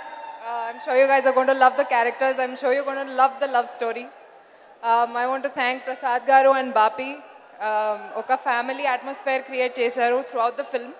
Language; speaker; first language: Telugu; non-native, local second language; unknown